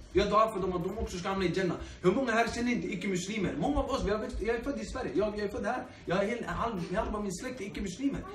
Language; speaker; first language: Swedish; early bilingual, other home language; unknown